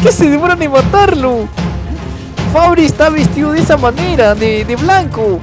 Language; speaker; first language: Spanish; native; Spanish